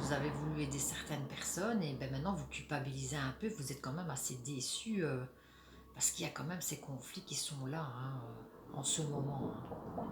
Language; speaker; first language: French; native; French